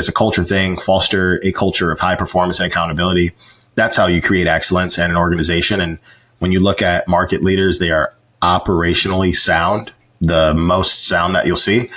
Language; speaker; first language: English; native; English